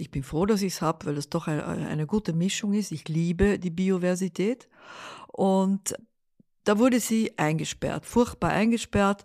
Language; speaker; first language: German; early bilingual, other home language; Dutch